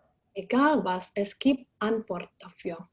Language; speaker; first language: German; non-native, fluent; Indonesian